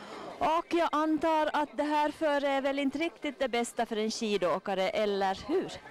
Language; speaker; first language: Swedish; native; Swedish